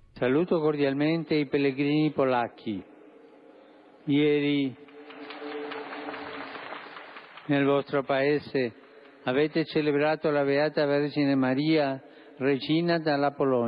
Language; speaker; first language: Italian; non-native, fluent; Spanish